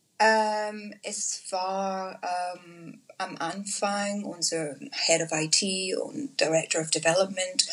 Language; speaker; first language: German; non-native, learner; English